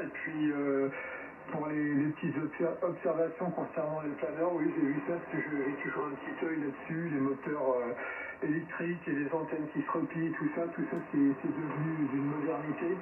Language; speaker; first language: French; native; French